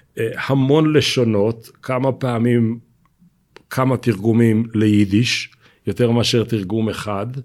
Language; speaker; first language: Hebrew; native; Hebrew